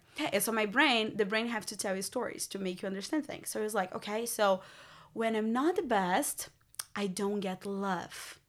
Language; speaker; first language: English; non-native, fluent; Portuguese